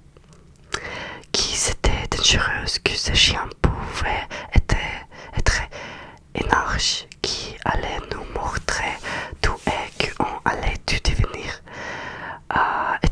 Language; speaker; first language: French; non-native, learner; Russian